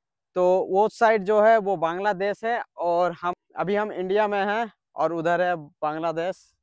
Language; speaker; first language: Hindi; native; Hindi